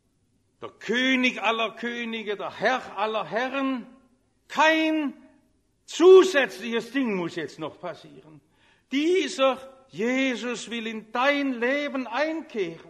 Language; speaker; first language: German; native; German